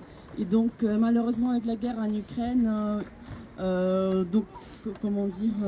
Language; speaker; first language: French; non-native, fluent; Ukrainian